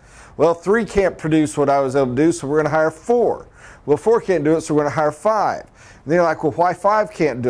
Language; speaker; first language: English; native; English